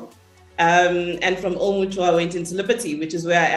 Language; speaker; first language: English; non-native, local second language; Zulu